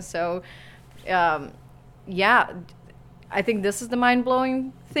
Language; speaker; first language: English; non-native, fluent; Romanian